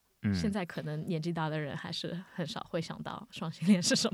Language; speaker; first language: Chinese; early bilingual, heritage; Wu Chinese